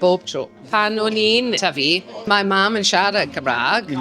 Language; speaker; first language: Welsh; non-native, local second language; English